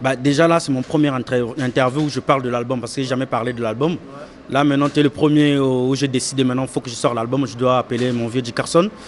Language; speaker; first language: French; non-native, local second language; Lingala